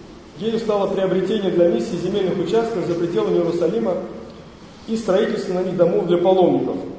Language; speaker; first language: Russian; native; Russian